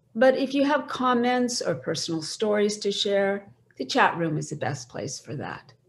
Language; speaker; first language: English; native; English